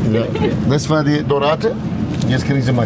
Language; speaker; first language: German; non-native, local second language; Turkish